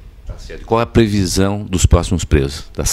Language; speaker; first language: Portuguese; native; Portuguese